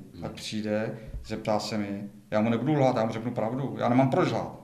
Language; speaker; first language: Czech; native; Czech